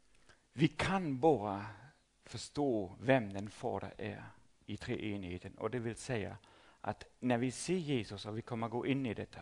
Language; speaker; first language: Swedish; non-native, fluent; German